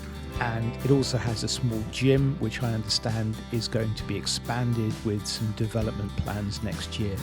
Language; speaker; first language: English; native; English